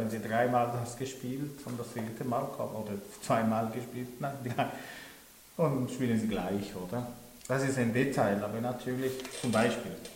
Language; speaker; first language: German; non-native, local second language; French